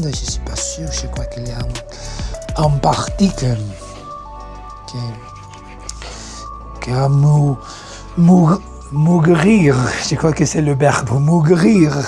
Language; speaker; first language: French; non-native, learner; Spanish